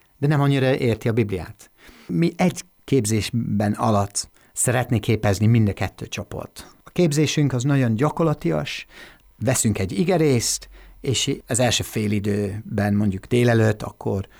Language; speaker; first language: Hungarian; non-native, learner; English